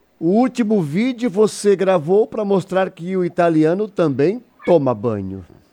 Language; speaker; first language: Portuguese; native; Portuguese